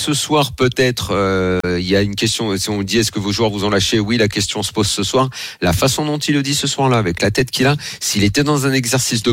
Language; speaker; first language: French; native; French